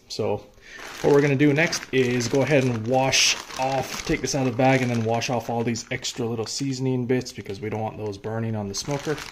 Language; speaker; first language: English; native; English